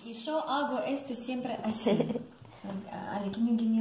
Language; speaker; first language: Spanish; non-native, learner; Russian